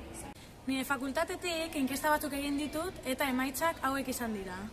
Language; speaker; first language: Basque; native; Basque